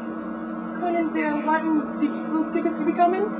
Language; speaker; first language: German; non-native, learner; English